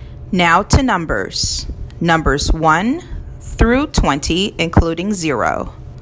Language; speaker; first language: English; native; English